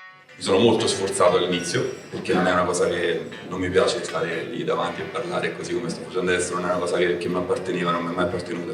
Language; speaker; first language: Italian; native; Italian